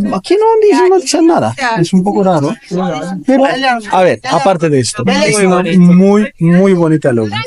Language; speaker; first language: Spanish; non-native, learner; Turkish